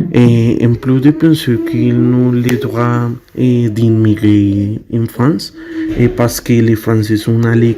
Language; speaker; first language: French; non-native, learner; Spanish